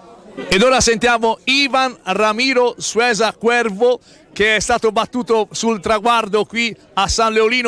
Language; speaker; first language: Italian; native; Italian